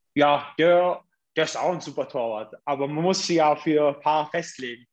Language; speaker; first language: German; native; German